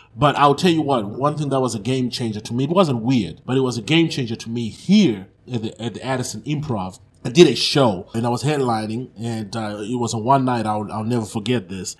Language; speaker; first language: English; non-native, local second language; Shona